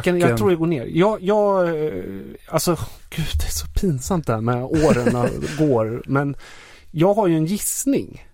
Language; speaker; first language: Swedish; native; Swedish